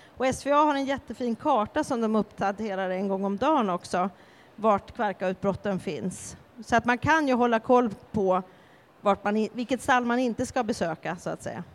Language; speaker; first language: Swedish; native; Swedish